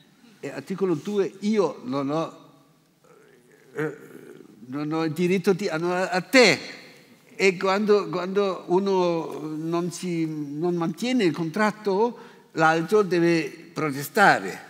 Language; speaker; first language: Italian; non-native, fluent; German